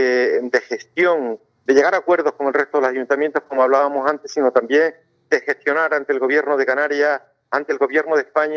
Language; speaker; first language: Spanish; native; Spanish